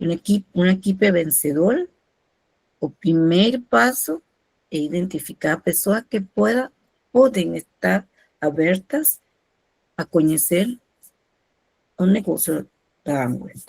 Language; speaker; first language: Portuguese; non-native, fluent; Spanish